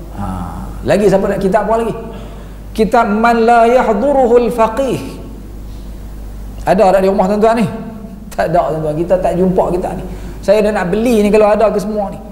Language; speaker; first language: Malay; native; Malay